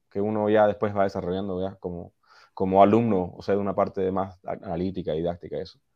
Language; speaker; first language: Spanish; early bilingual, heritage; Spanish